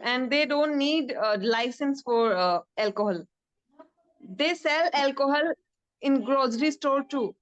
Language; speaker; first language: English; non-native, learner; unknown